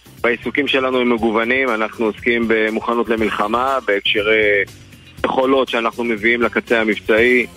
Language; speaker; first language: Hebrew; native; Hebrew